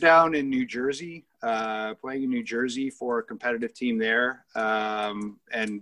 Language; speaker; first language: English; native; English